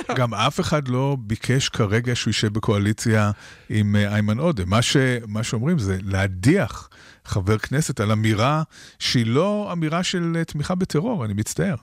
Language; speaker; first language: Hebrew; native; Hebrew